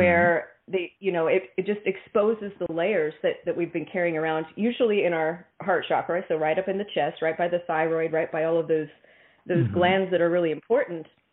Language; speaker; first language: English; native; English